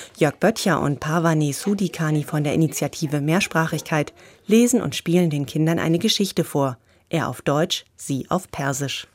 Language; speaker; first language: German; native; German